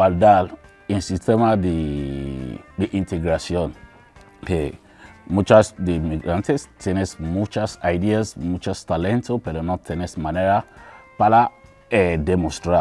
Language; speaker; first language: Spanish; non-native, learner; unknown